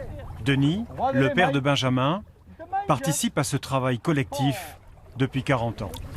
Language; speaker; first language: French; native; French